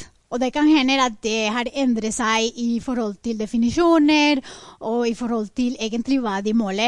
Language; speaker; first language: Norwegian; non-native, fluent; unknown